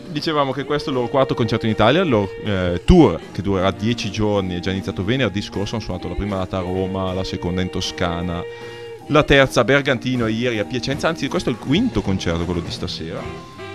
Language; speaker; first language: Italian; native; Italian